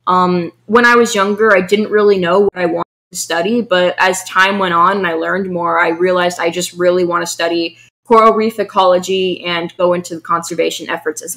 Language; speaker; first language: English; native; English